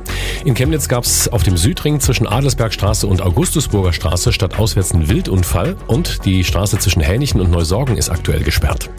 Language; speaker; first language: German; native; German